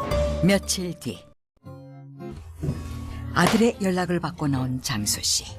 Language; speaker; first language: Korean; native; Korean